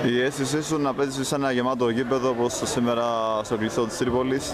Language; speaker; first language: Greek; native; Greek